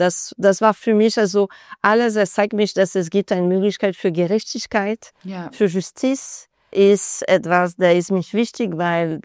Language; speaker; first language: German; non-native, fluent; French